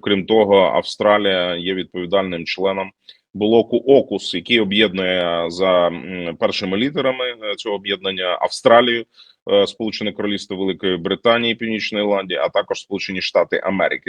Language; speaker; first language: Ukrainian; native; Ukrainian